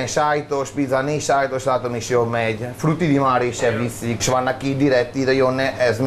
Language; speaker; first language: Hungarian; non-native, learner; Italian